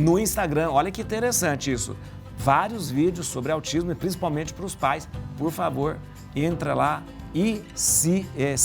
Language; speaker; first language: Portuguese; native; Portuguese